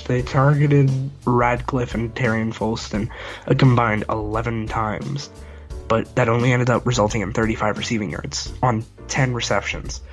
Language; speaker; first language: English; native; English